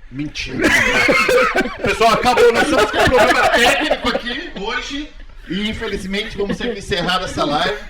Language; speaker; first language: Portuguese; native; Portuguese